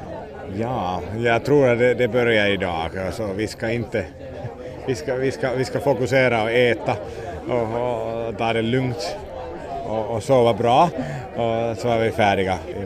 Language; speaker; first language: Swedish; non-native, local second language; Finnish